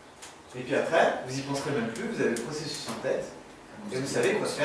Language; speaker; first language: French; native; French